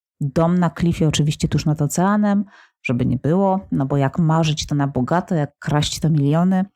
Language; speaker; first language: Polish; native; Polish